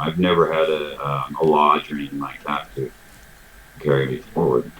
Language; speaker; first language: English; native; English